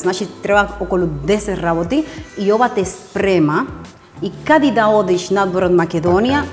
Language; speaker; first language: Macedonian; non-native, fluent; Spanish